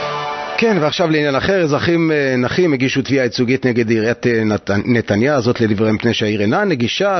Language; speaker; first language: Hebrew; native; Hebrew